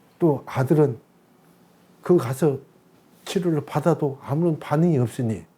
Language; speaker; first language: Korean; native; Korean